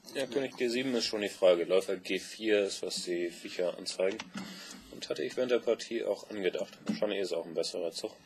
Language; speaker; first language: German; native; German